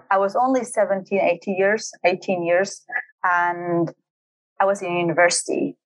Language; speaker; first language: English; non-native, fluent; Kurdish